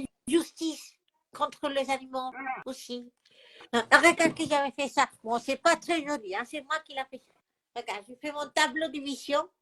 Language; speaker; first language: French; non-native, fluent; Spanish